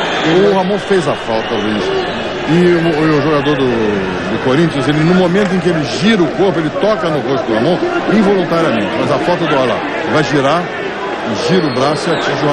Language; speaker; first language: Portuguese; native; Portuguese